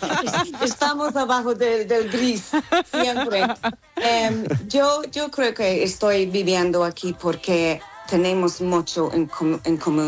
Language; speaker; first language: Spanish; non-native, fluent; English